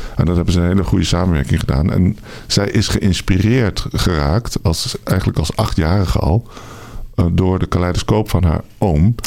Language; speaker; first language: Dutch; native; Dutch